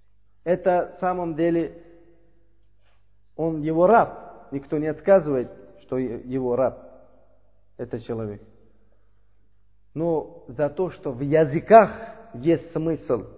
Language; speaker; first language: Russian; non-native, learner; Uzbek